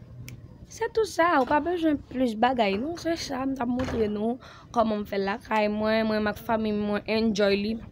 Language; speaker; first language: French; non-native, learner; Haitian Creole